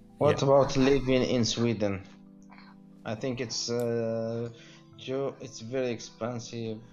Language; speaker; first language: English; non-native, learner; Arabic